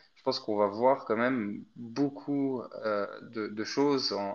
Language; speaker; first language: French; non-native, fluent; Arabic